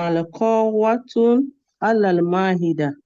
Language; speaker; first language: Arabic; non-native, learner; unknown